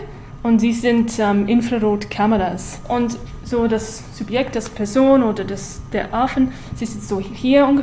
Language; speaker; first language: German; non-native, learner; English